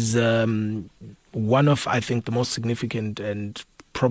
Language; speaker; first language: English; non-native, local second language; North Ndebele